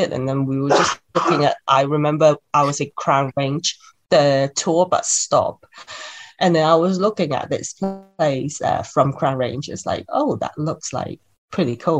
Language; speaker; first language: English; non-native, local second language; Cantonese